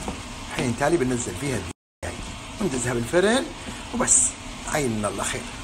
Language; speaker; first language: Arabic; native; Arabic